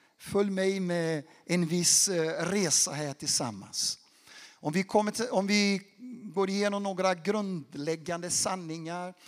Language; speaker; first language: Swedish; non-native, fluent; Portuguese